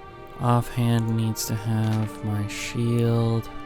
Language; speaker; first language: English; native; English